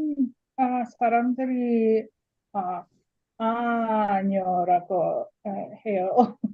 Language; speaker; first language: Korean; non-native, learner; English